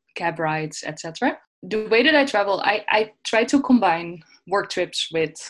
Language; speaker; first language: English; non-native, fluent; Dutch